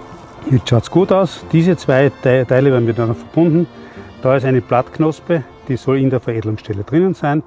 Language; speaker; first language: German; native; German